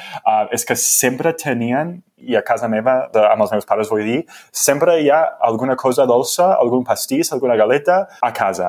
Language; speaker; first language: Catalan; non-native, fluent; English